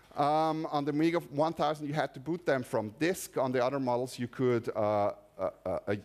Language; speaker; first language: English; non-native, fluent; German